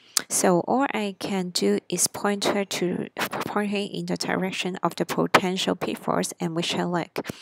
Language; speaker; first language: English; non-native, local second language; Cantonese